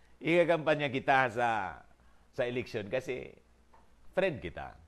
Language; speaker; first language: Filipino; non-native, local second language; Bikol